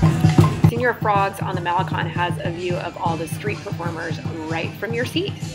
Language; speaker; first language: English; native; English